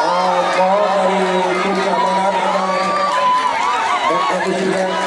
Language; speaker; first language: Indonesian; native; Indonesian